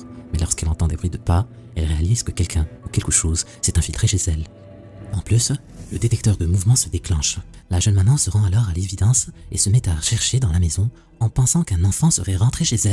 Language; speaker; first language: French; native; French